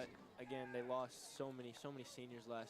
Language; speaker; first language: English; native; English